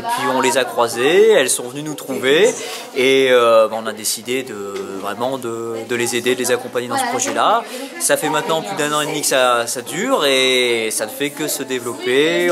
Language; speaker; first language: French; native; French